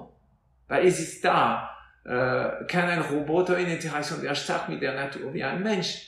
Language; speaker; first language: German; non-native, fluent; French